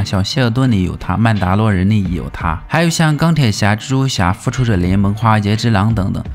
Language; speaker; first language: Chinese; native; Chinese